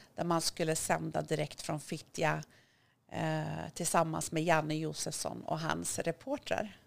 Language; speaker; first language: Swedish; early bilingual, other home language; Kurdish